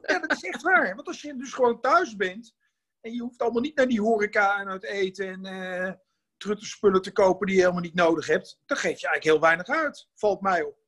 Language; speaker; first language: Dutch; native; Dutch